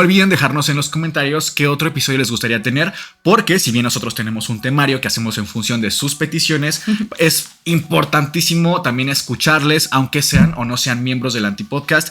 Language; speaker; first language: Spanish; native; Spanish